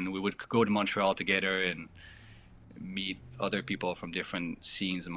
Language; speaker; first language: English; native; English